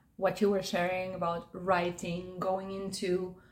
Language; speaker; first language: English; non-native, fluent; Spanish